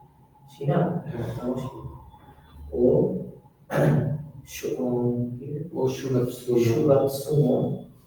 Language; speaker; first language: Japanese; non-native, learner; Bangla